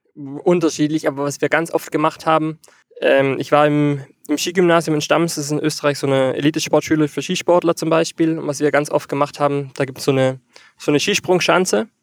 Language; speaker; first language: German; native; German